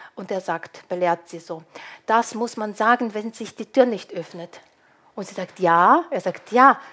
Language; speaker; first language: German; non-native, fluent; Ukrainian